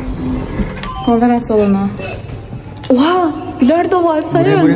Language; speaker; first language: Turkish; non-native, learner; Indonesian